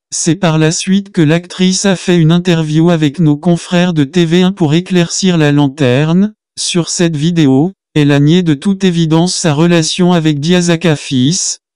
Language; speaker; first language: French; non-native, local second language; Wolof